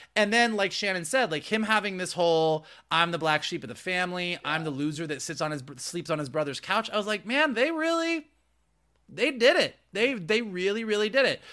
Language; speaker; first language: English; native; English